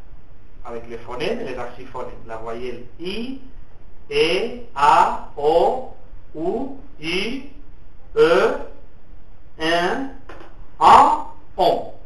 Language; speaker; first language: French; non-native, fluent; Spanish